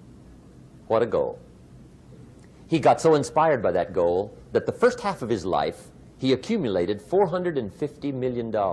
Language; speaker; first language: English; native; English